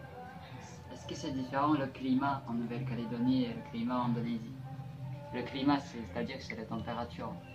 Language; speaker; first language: French; non-native, fluent; Indonesian